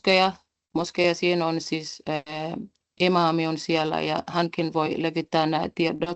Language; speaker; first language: Finnish; non-native, fluent; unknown